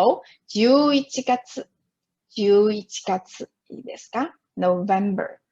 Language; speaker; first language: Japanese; non-native, fluent; Chinese